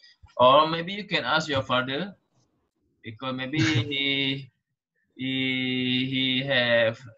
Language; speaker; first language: English; non-native, local second language; Malay